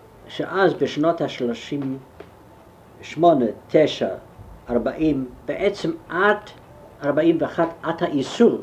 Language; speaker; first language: Hebrew; non-native, fluent; German